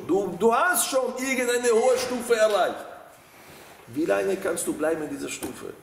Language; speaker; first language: German; non-native, fluent; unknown